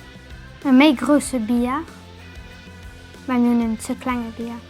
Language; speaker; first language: German; non-native, local second language; Luxembourgish